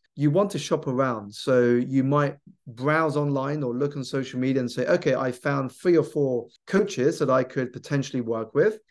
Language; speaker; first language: English; native; English